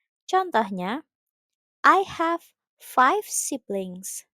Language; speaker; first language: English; non-native, fluent; Indonesian